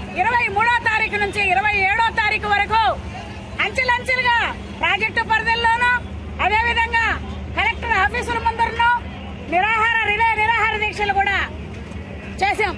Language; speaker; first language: Telugu; native; Telugu